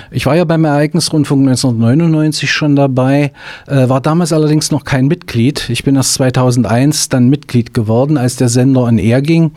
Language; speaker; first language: German; native; German